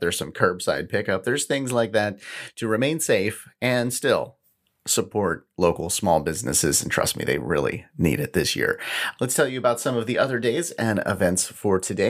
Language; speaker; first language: English; native; English